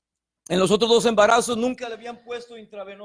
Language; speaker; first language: Spanish; native; Spanish